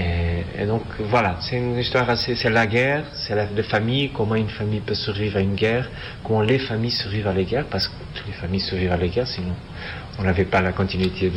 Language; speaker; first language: French; non-native, fluent; Portuguese